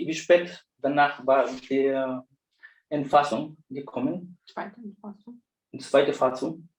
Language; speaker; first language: German; non-native, fluent; Spanish